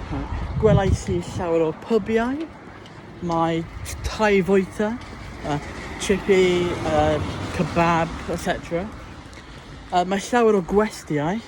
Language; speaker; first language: Welsh; non-native, learner; English